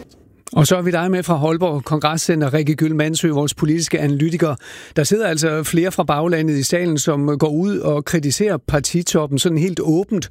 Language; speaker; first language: Danish; native; Danish